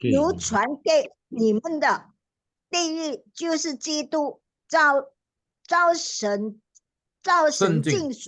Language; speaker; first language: Chinese; non-native, learner; Indonesian